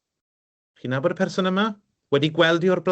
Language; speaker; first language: Welsh; native; Welsh